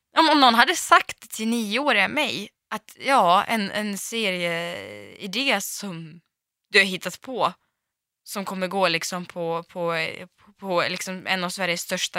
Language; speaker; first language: Swedish; early bilingual, other home language; Russian